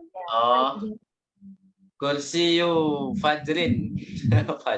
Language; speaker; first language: Arabic; non-native, fluent; Indonesian